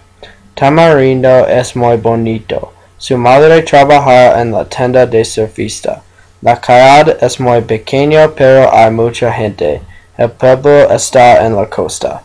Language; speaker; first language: Spanish; non-native, learner; English